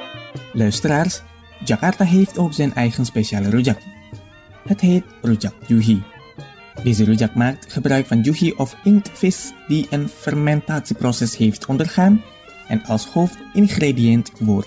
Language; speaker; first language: Dutch; non-native, fluent; Indonesian